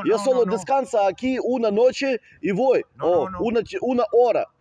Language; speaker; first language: Spanish; non-native, learner; Russian